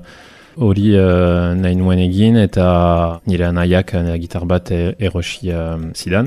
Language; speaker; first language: Basque; non-native, fluent; Italian